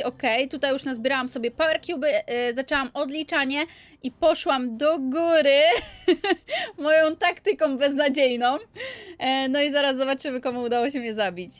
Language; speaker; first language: Polish; native; Polish